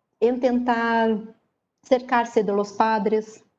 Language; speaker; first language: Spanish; non-native, learner; Portuguese